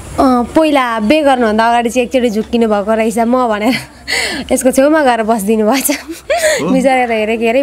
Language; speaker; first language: Nepali; native; Nepali